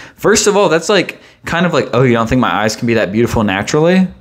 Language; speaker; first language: English; native; English